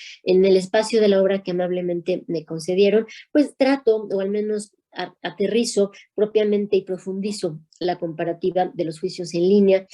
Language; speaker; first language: Spanish; native; Spanish